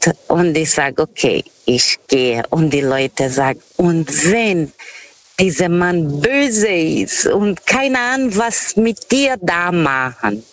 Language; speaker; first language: German; non-native, fluent; Portuguese